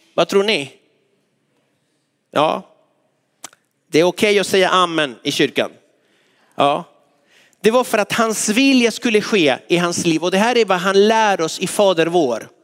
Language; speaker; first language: Swedish; non-native, fluent; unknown